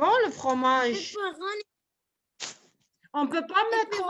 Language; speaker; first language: French; non-native, local second language; Arabic